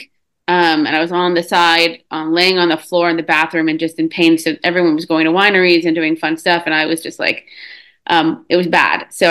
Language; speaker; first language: English; native; English